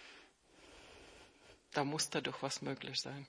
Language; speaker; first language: German; non-native, fluent; Czech